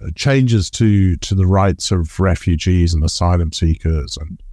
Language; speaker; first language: English; native; English